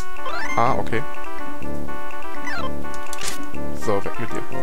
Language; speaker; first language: German; native; German